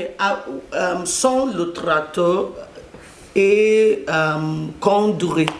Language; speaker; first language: French; non-native, learner; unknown